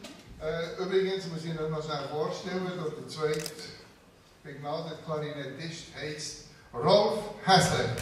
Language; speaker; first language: German; native; German